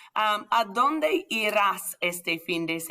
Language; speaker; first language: Spanish; non-native, fluent; English